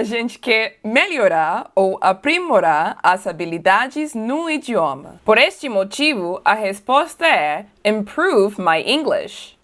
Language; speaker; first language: Portuguese; non-native, fluent; English